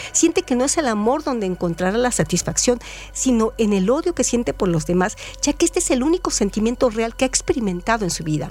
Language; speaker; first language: Spanish; native; Spanish